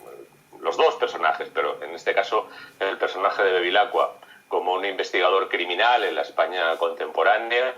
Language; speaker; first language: Spanish; native; Spanish